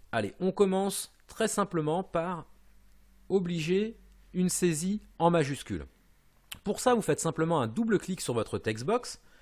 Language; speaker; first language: French; native; French